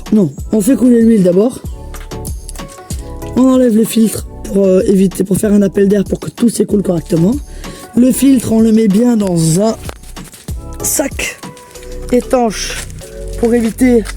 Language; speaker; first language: French; native; French